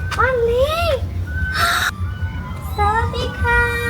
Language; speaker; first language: Thai; non-native, learner; Chinese